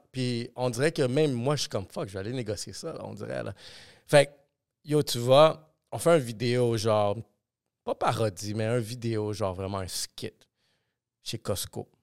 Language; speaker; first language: French; native; French